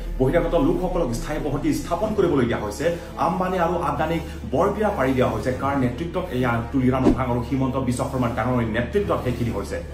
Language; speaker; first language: Assamese; non-native, local second language; Karbi